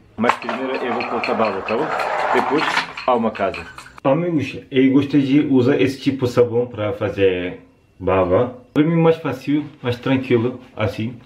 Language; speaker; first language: Portuguese; non-native, learner; Turkish